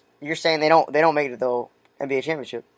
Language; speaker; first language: English; native; English